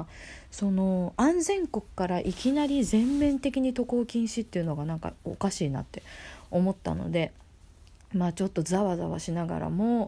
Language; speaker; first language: Japanese; native; Japanese